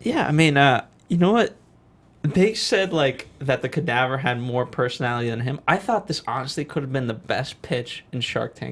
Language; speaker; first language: English; native; English